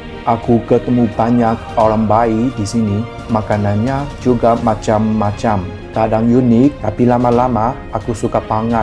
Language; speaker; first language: Indonesian; non-native, learner; Chinese